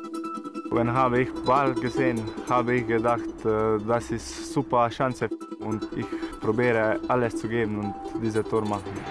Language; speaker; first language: German; non-native, learner; Slovenian